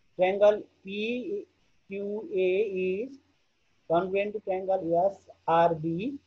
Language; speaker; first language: English; non-native, local second language; Nepali